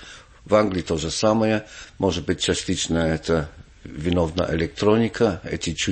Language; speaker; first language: Russian; non-native, fluent; English